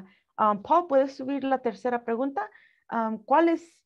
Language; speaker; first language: Spanish; early bilingual, heritage; Spanish